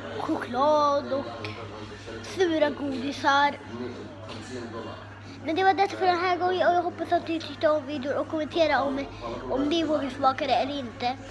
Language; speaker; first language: Swedish; early bilingual, other home language; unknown